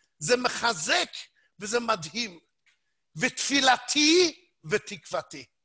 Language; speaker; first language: Hebrew; non-native, fluent; English